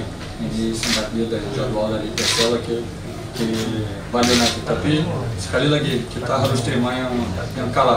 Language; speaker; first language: Indonesian; non-native, learner; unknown